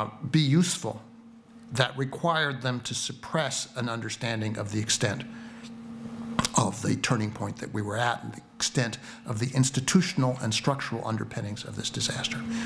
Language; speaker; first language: English; native; English